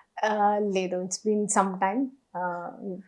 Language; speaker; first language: Telugu; non-native, fluent; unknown